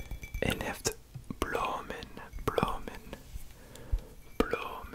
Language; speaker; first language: Dutch; non-native, learner; English